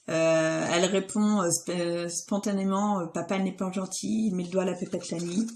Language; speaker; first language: French; native; French